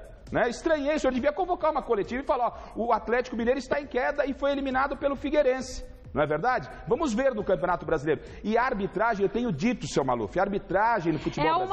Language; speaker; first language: Portuguese; native; Portuguese